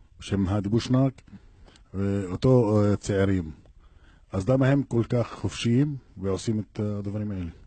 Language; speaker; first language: Hebrew; non-native, local second language; Arabic